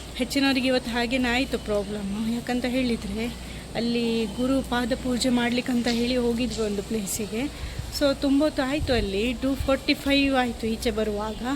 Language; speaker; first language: Kannada; non-native, local second language; Tulu